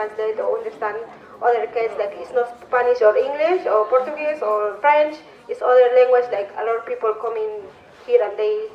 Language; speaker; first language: English; non-native, learner; Spanish